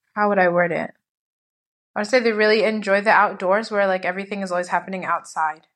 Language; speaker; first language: English; native; English